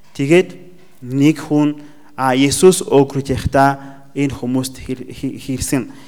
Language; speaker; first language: Mongolian; non-native, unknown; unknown